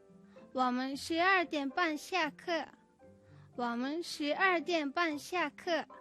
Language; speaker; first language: Chinese; non-native, fluent; Mongolian